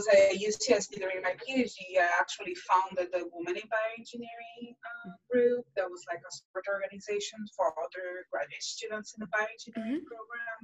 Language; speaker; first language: English; non-native, fluent; Portuguese